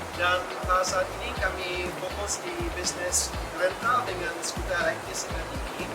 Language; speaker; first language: Indonesian; non-native, fluent; German